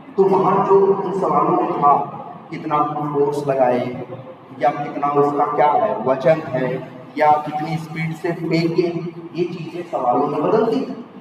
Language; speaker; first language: Hindi; native; Hindi